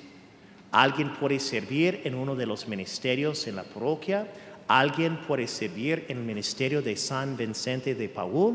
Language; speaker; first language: Spanish; non-native, fluent; English